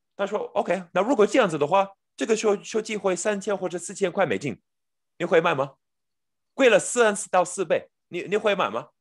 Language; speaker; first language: Chinese; non-native, fluent; English